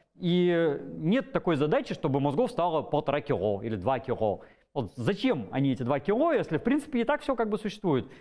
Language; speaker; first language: Russian; native; Russian